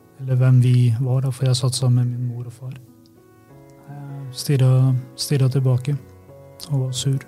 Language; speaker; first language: Norwegian; early bilingual, other home language; Albanian